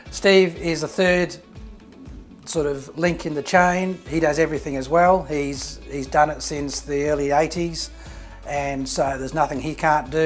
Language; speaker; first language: English; early bilingual, other home language; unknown